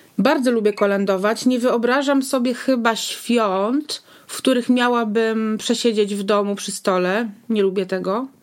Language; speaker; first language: Polish; native; Polish